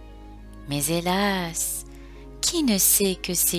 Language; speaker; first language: French; native; French